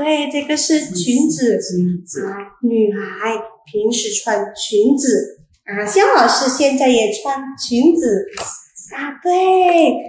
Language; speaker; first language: Chinese; non-native, fluent; Indonesian